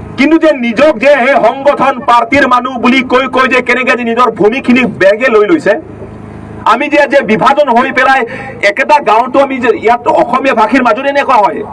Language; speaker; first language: Assamese; non-native, local second language; Karbi